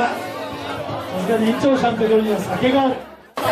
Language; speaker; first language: Japanese; native; Japanese